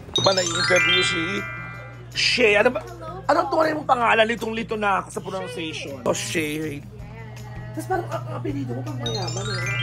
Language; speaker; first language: Filipino; native; Filipino